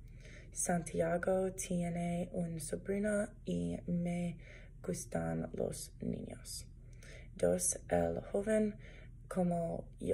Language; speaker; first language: Spanish; non-native, learner; English